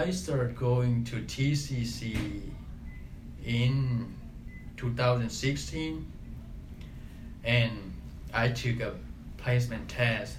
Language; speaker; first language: English; non-native, learner; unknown